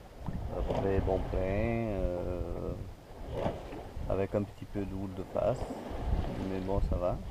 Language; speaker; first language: French; native; French